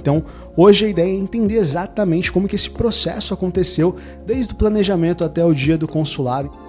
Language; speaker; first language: Portuguese; native; Portuguese